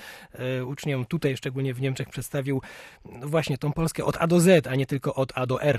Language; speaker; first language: Polish; native; Polish